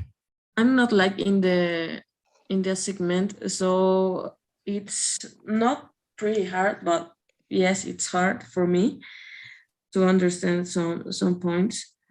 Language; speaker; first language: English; non-native, learner; Spanish